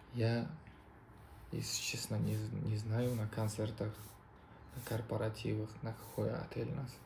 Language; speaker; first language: Russian; non-native, local second language; Kazakh